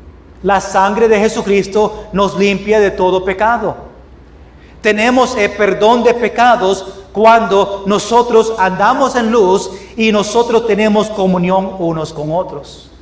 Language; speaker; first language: Spanish; non-native, fluent; English